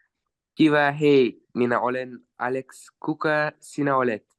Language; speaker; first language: Finnish; non-native, learner; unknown